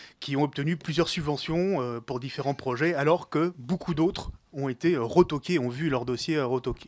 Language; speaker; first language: French; native; French